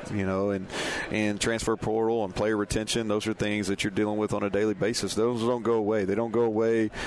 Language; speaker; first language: English; native; English